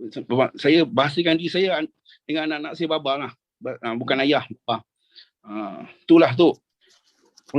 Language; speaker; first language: Indonesian; non-native, local second language; Malay